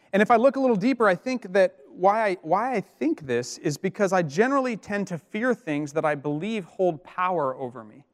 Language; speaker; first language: English; native; English